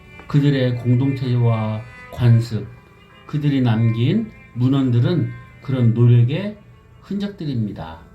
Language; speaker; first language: Korean; native; Korean